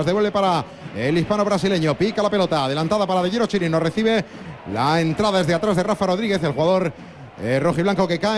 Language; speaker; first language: Spanish; native; Spanish